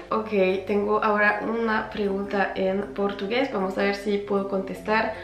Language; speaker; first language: Spanish; non-native, fluent; French